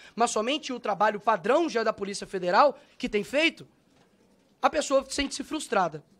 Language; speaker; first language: Portuguese; native; Portuguese